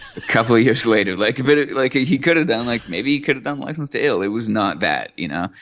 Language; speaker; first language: English; native; English